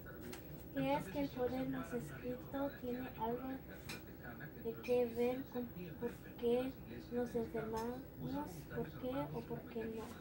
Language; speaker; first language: Spanish; early bilingual, heritage; Spanish